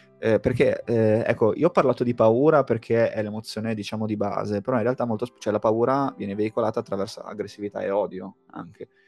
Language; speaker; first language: Italian; native; Italian